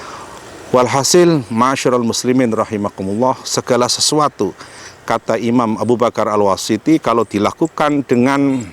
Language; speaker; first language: Indonesian; non-native, local second language; Javanese